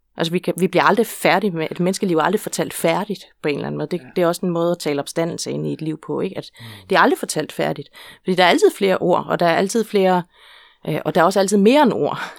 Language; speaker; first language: Danish; native; Danish